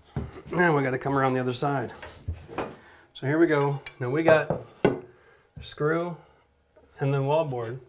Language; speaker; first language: English; native; English